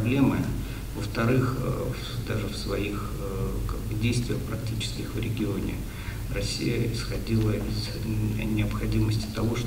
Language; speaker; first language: Russian; native; Russian